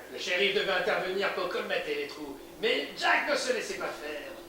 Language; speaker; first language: French; native; French